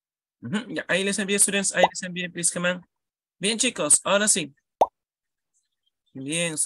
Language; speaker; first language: Spanish; native; Spanish